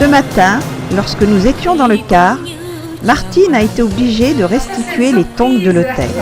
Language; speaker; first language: French; native; French